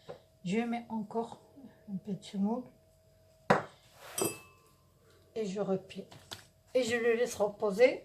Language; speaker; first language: French; non-native, local second language; Arabic